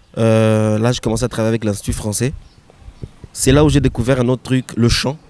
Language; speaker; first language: French; non-native, local second language; Swahili